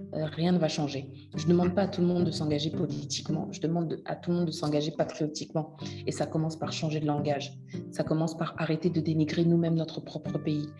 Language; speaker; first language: French; native; French